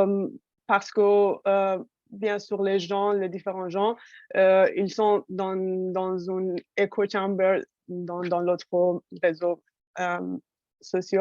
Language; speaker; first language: French; non-native, fluent; Persian